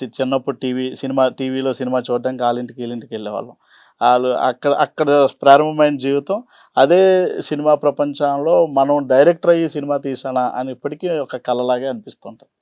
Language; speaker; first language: Telugu; native; Telugu